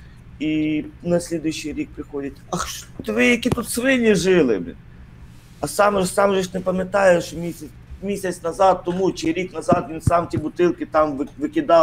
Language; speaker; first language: Ukrainian; native; Ukrainian